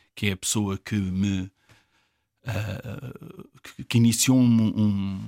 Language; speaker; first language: Portuguese; native; Portuguese